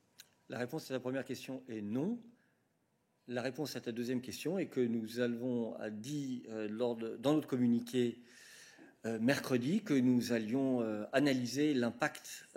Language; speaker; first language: French; native; French